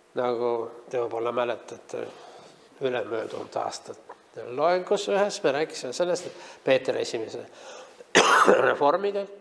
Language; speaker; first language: Estonian; non-native, local second language; Russian